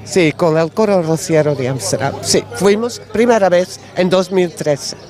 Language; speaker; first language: Spanish; non-native, learner; Dutch